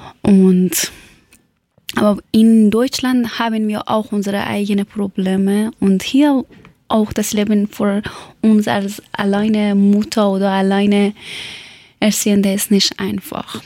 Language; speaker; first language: German; non-native, learner; Persian